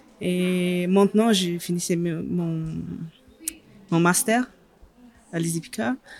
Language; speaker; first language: French; non-native, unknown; Portuguese